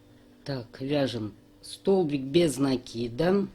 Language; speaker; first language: Russian; native; Russian